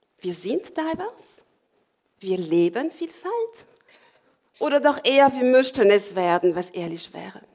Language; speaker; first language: German; non-native, fluent; French